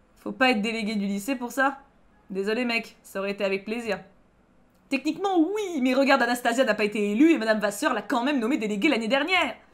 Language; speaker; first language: French; native; French